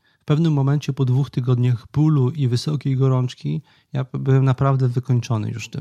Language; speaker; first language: Polish; native; Polish